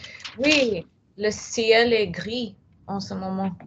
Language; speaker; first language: French; non-native, learner; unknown